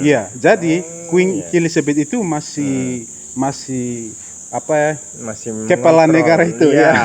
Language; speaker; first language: Indonesian; non-native, fluent; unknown